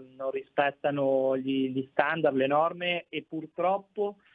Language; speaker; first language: Italian; native; Italian